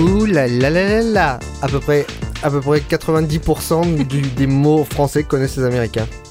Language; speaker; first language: French; native; French